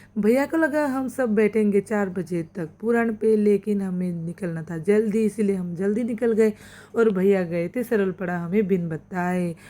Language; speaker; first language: Hindi; non-native, local second language; Assamese